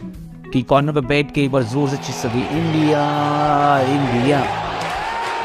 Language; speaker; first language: Hindi; native; Hindi